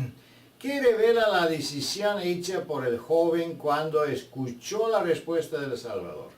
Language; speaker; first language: Spanish; non-native, fluent; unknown